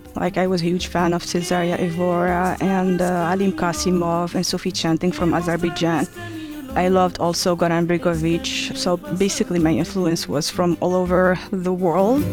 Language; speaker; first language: English; non-native, fluent; Arabic